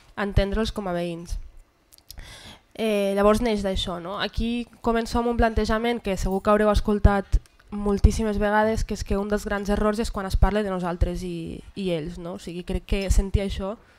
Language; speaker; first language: Catalan; early bilingual, other home language; Arabic